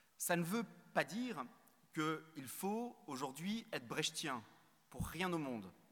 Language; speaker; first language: French; native; French